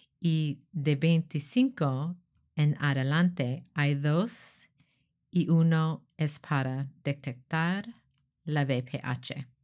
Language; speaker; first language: Spanish; non-native, learner; English